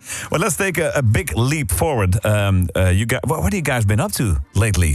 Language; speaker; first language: English; non-native, fluent; Dutch